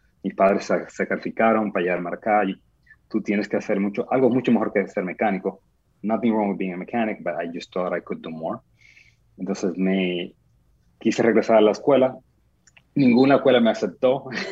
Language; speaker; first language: Spanish; native; Spanish